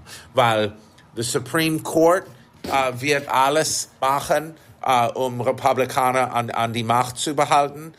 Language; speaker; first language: German; non-native, fluent; English